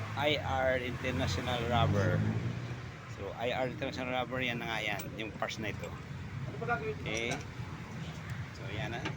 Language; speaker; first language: Filipino; non-native, local second language; Hiligaynon